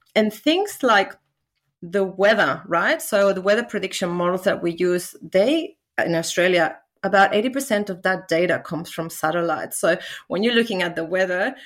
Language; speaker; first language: English; non-native, fluent; Spanish